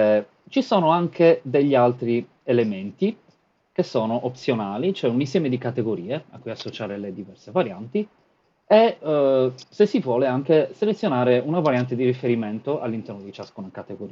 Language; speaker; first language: Italian; native; Italian